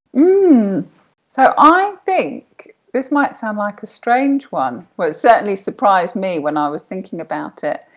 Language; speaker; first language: English; native; English